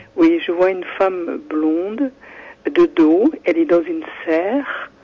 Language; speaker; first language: French; non-native, fluent; German